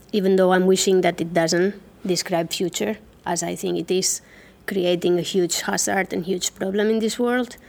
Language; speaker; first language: English; non-native, fluent; Catalan